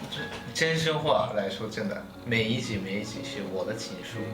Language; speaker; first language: Chinese; non-native, fluent; Japanese